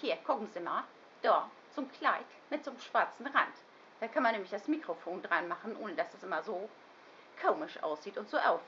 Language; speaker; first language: German; native; German